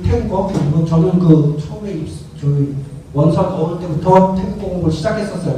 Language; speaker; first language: Korean; native; Korean